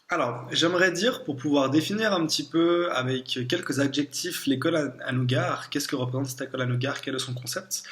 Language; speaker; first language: French; native; French